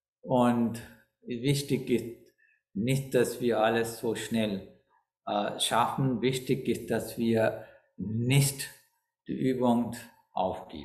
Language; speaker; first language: German; non-native, fluent; Sinhala